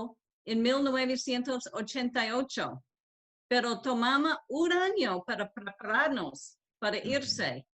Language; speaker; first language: Spanish; non-native, learner; English